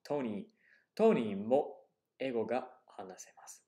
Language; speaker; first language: Japanese; non-native, fluent; English